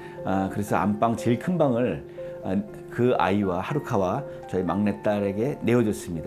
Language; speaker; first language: Korean; native; Korean